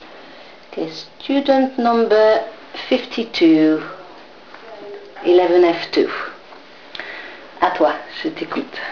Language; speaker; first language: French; non-native, fluent; English